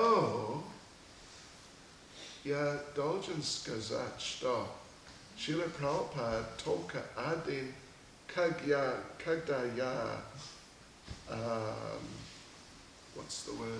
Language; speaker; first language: Russian; non-native, learner; English